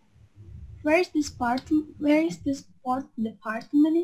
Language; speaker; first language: English; non-native, learner; Indonesian